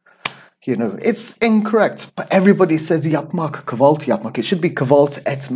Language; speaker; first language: Turkish; non-native, fluent; English